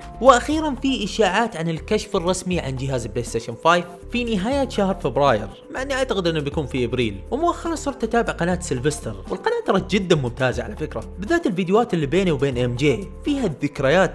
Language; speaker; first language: Arabic; native; Arabic